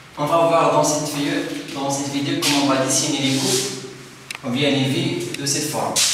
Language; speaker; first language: French; non-native, local second language; Arabic